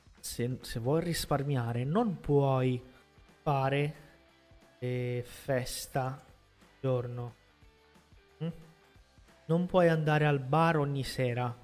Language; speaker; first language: Italian; non-native, fluent; Portuguese